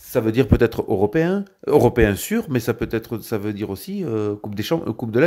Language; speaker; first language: French; native; French